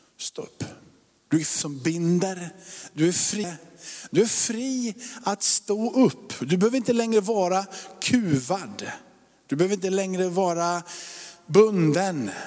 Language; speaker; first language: Swedish; native; Swedish